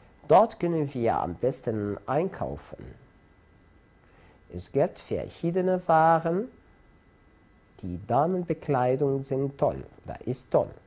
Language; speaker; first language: German; non-native, fluent; Arabic